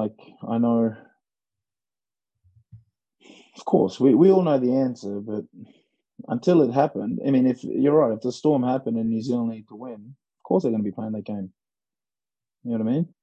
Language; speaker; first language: English; native; English